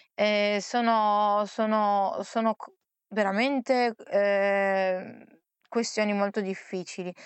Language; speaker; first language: Italian; native; Italian